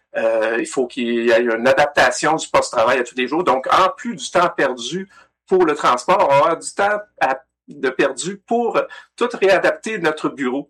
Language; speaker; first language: French; native; French